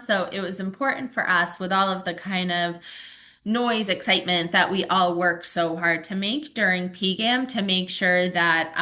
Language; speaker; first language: English; native; English